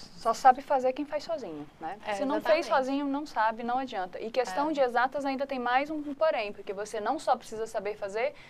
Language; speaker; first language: Portuguese; native; Portuguese